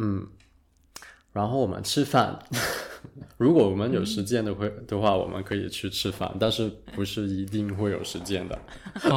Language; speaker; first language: Chinese; non-native, local second language; Cantonese